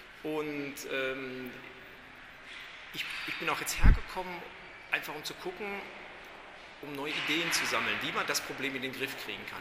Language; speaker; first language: German; native; German